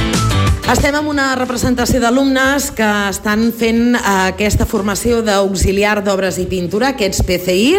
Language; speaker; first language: Catalan; native; Catalan